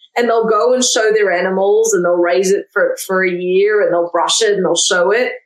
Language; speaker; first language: English; native; English